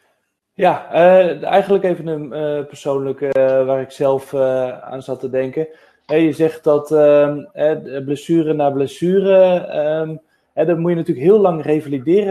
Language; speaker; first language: Dutch; native; Dutch